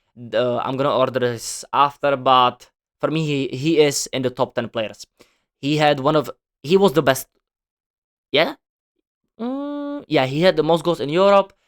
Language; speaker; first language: English; non-native, fluent; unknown